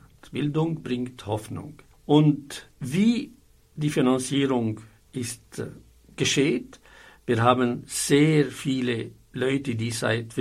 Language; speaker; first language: German; non-native, fluent; Arabic